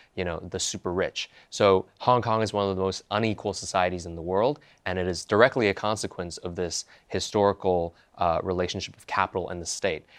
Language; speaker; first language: English; non-native, local second language; Cantonese